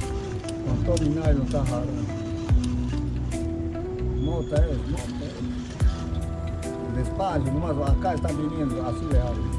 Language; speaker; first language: Spanish; native; Spanish